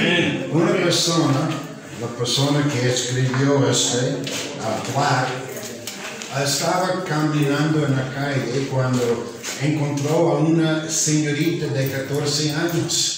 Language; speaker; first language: Spanish; non-native, fluent; English